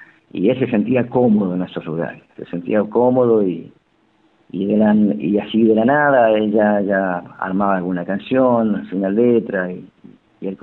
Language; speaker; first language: Spanish; native; Spanish